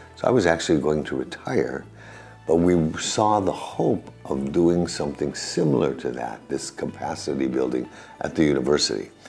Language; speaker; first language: English; native; English